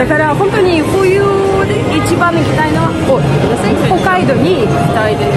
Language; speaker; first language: Japanese; non-native, fluent; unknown